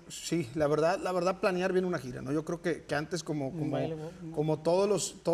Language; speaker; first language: Spanish; native; Spanish